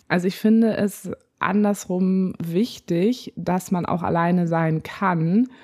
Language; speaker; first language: German; native; German